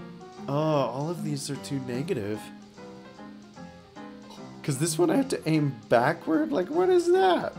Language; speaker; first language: English; native; English